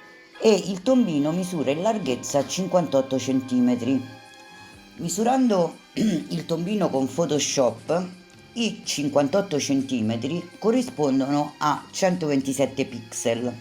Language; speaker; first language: Italian; native; Italian